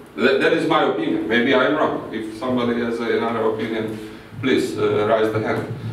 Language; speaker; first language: English; non-native, fluent; Slovak